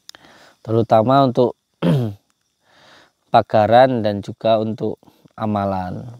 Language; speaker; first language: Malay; non-native, local second language; Javanese